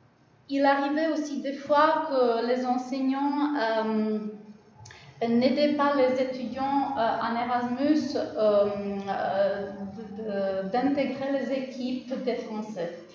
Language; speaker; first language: French; non-native, fluent; Czech